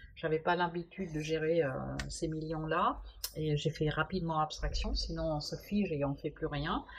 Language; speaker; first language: French; non-native, fluent; German